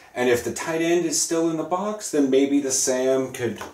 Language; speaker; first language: English; native; English